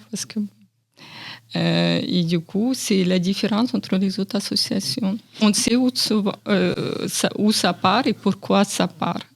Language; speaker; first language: French; non-native, fluent; Ukrainian